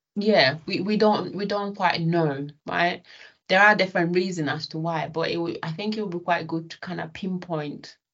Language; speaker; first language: English; non-native, local second language; Yoruba